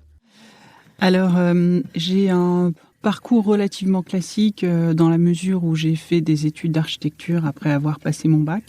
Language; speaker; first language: French; native; French